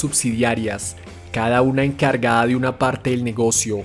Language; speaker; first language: Spanish; native; Spanish